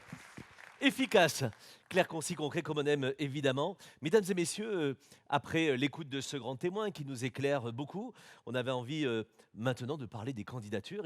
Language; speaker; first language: French; native; French